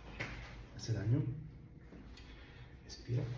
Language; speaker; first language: Spanish; non-native, fluent; Italian